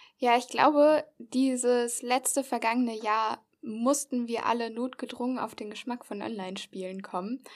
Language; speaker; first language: German; native; German